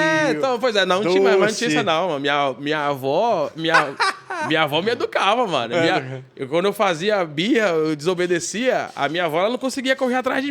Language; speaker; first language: Portuguese; native; Portuguese